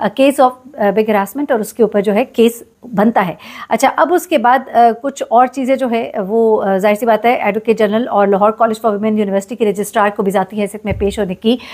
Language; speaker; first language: Urdu; native; Urdu